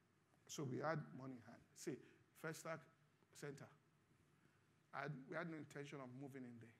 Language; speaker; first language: English; non-native, local second language; Yoruba